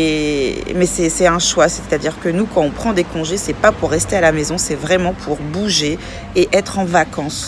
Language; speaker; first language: French; native; French